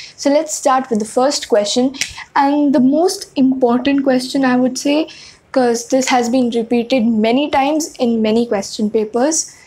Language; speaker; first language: English; non-native, local second language; Hindi